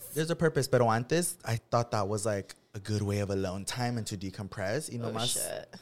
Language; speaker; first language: English; native; English